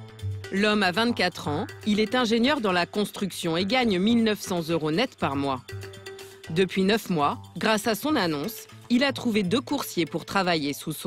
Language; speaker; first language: French; native; French